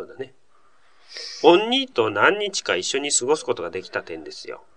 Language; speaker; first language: Japanese; native; Japanese